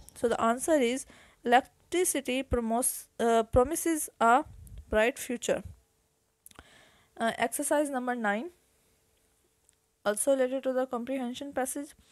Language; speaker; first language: English; non-native, local second language; Urdu